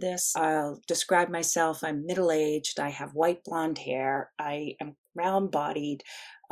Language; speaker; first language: English; native; English